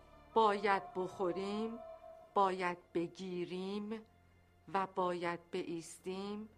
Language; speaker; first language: Persian; non-native, learner; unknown